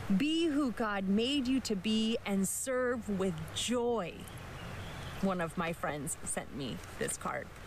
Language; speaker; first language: English; native; English